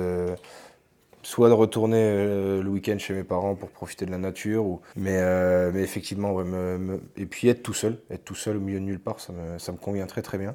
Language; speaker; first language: French; native; French